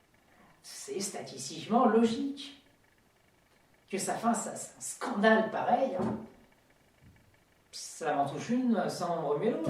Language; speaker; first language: French; native; French